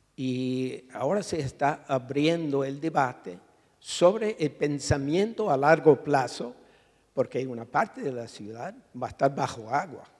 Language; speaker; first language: Spanish; non-native, fluent; English